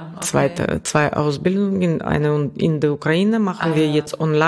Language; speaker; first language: German; non-native, fluent; Russian